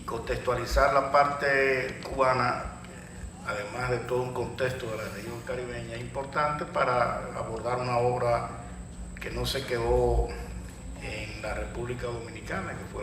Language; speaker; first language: Spanish; native; Spanish